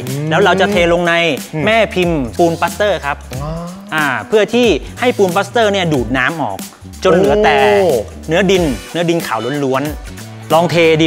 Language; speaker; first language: Thai; native; Thai